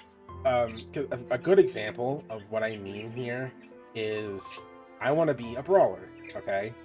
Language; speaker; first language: English; native; English